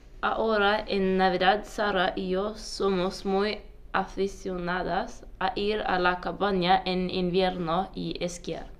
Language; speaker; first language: Spanish; non-native, learner; Norwegian